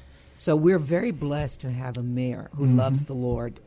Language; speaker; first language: English; early bilingual, other home language; Spanish